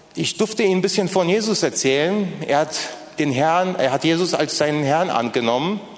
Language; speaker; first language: German; non-native, fluent; Polish